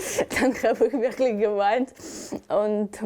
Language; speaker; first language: German; non-native, learner; Ukrainian